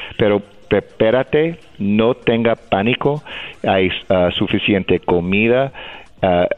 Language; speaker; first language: Spanish; non-native, fluent; English